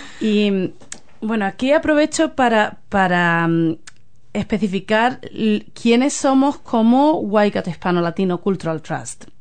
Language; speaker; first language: Spanish; native; Spanish